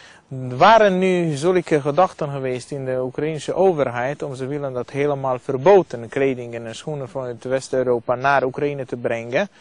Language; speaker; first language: Dutch; non-native, fluent; Hungarian